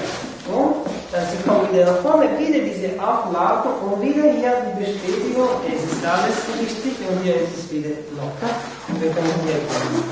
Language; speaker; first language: German; non-native, fluent; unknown